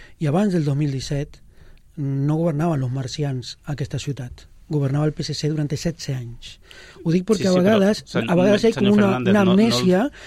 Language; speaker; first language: Catalan; non-native, local second language; Spanish